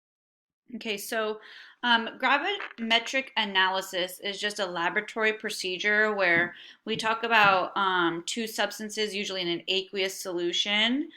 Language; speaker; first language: English; native; English